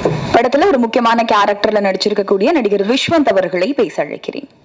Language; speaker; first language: Tamil; native; Tamil